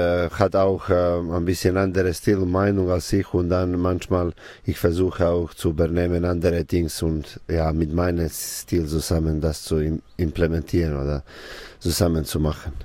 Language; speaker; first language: German; non-native, fluent; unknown